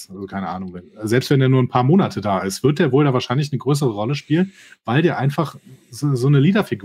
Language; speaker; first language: German; native; German